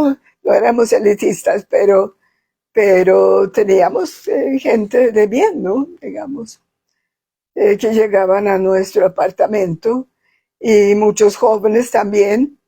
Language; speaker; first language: Spanish; non-native, fluent; Swedish